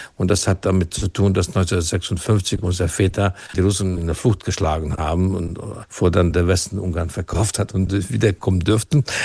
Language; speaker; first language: German; non-native, fluent; Hungarian